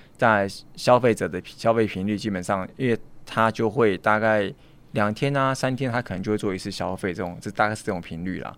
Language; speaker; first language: Chinese; native; Chinese